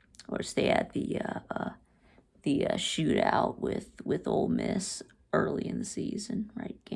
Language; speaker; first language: English; native; English